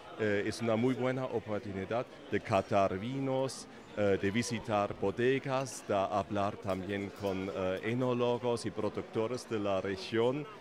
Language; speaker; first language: Spanish; non-native, fluent; German